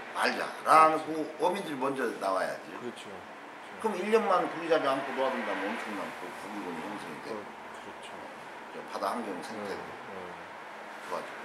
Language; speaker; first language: Korean; native; Korean